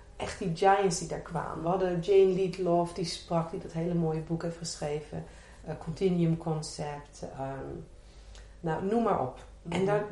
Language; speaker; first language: Dutch; native; Dutch